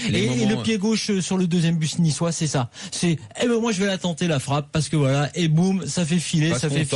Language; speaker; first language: French; native; French